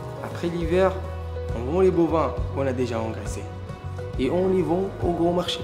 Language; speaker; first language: French; non-native, local second language; Arabic